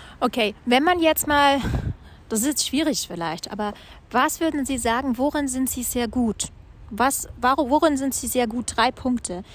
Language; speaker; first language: German; native; German